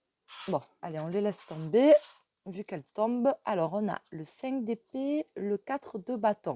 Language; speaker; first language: French; native; French